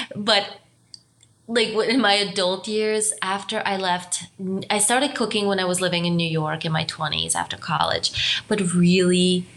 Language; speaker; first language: English; non-native, fluent; Romanian